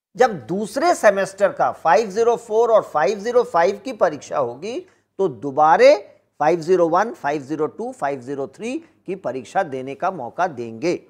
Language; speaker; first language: Hindi; native; Hindi